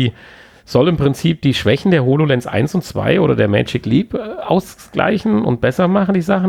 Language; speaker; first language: German; native; German